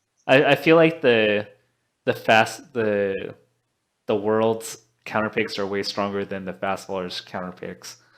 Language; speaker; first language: English; native; English